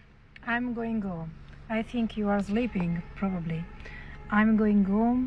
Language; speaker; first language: English; non-native, learner; Italian